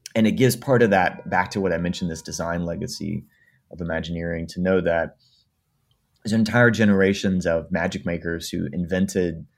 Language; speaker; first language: English; native; English